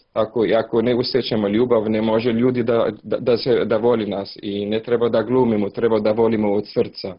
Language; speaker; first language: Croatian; non-native, learner; Arabic